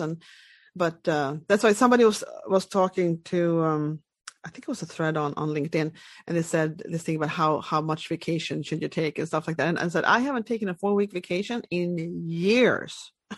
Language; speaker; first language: English; non-native, fluent; Swedish